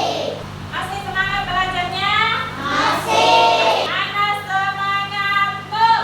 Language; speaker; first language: Indonesian; native; Indonesian